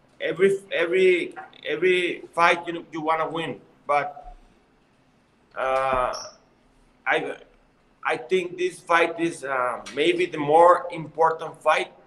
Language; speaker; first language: English; non-native, learner; Spanish